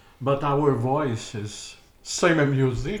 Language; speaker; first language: English; non-native, learner; French